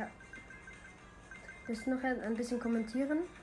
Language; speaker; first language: German; native; German